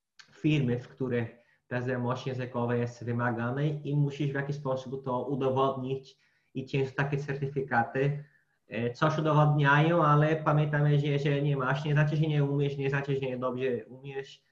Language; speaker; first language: Polish; non-native, fluent; Portuguese